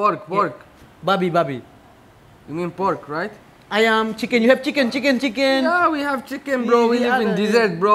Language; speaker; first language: English; non-native, learner; Indonesian